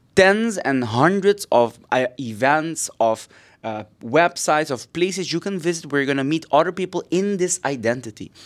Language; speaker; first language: English; non-native, fluent; Papiamento